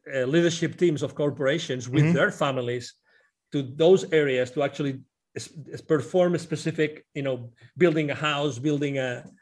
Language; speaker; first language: English; non-native, fluent; Spanish